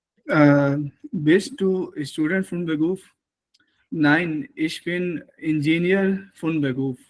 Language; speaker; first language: German; non-native, learner; Urdu